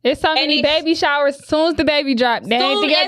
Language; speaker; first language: English; native; English